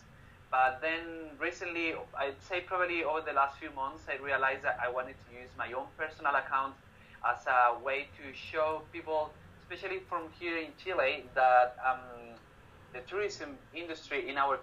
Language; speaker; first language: English; non-native, fluent; Spanish